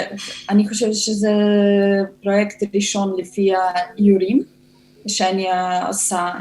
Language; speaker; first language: Hebrew; non-native, fluent; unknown